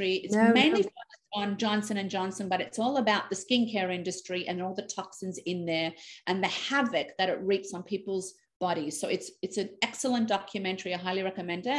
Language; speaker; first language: English; native; English